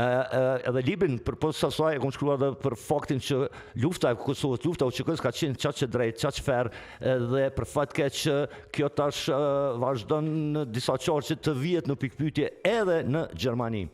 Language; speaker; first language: Albanian; native; Albanian